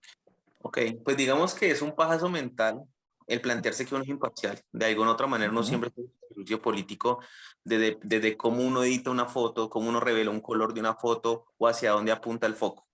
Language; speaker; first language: Spanish; native; Spanish